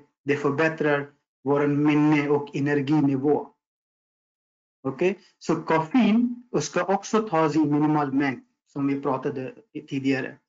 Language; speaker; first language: Swedish; non-native, fluent; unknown